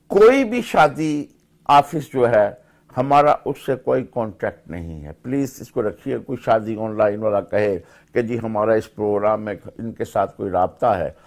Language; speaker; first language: Urdu; native; Urdu